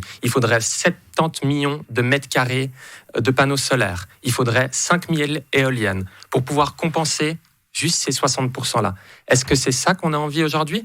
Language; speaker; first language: French; native; French